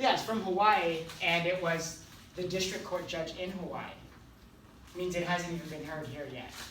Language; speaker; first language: English; native; English